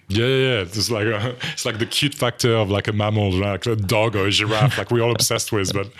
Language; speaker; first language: English; non-native, fluent; French